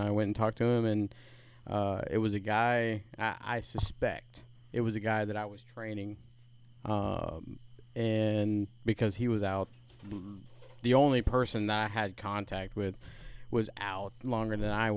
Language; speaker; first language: English; native; English